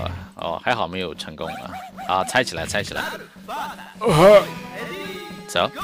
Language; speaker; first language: Chinese; native; Chinese